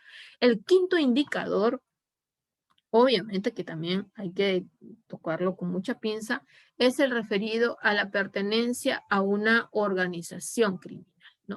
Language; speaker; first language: Spanish; native; Spanish